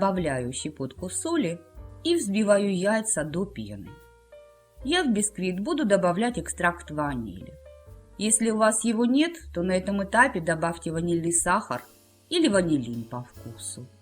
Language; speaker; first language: Russian; native; Russian